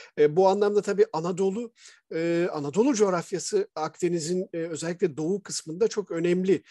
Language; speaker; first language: Turkish; native; Turkish